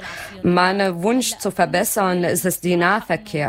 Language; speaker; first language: German; non-native, learner; Arabic